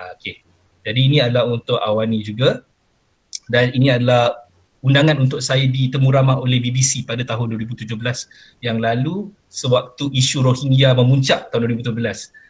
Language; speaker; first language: Malay; native; Malay